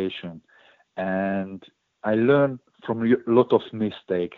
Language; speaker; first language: English; non-native, learner; Hungarian